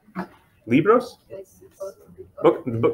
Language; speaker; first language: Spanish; non-native, fluent; English